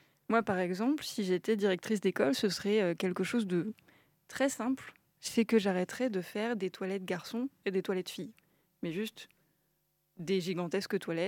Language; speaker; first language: French; native; French